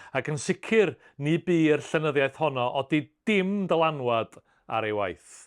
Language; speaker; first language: Welsh; native; Welsh